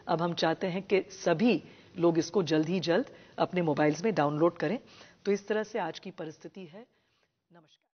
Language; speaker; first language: Hindi; non-native, local second language; Gujarati